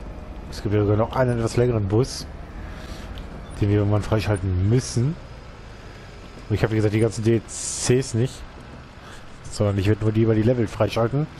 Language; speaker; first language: German; native; German